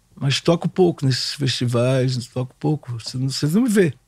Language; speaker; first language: Portuguese; native; Portuguese